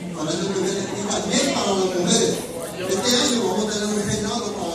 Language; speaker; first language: Spanish; early bilingual, other home language; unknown